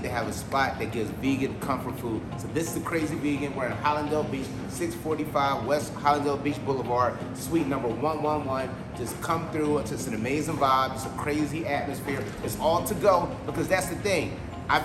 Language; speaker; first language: English; native; English